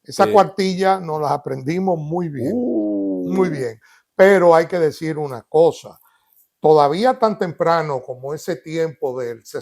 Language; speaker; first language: Spanish; native; Spanish